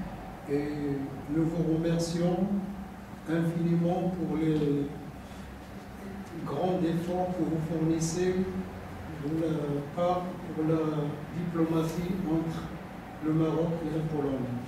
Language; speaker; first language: French; non-native, local second language; Arabic